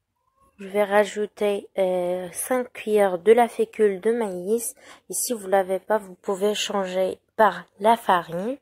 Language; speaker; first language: French; non-native, local second language; Arabic